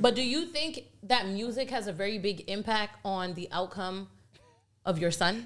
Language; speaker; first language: English; native; English